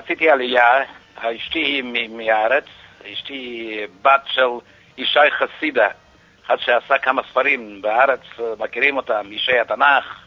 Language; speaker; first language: Hebrew; non-native, fluent; Yiddish